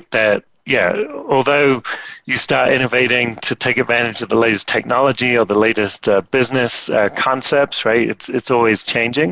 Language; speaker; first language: English; native; English